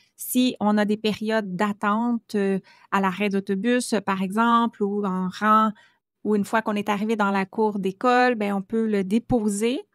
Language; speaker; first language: French; native; French